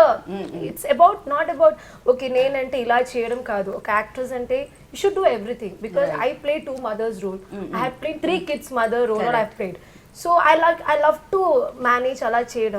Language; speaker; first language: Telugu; non-native, learner; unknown